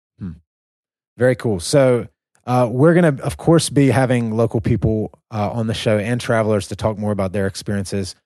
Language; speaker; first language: English; native; English